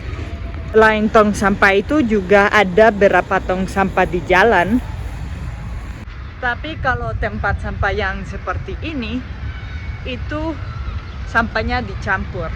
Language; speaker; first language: Indonesian; non-native, fluent; Spanish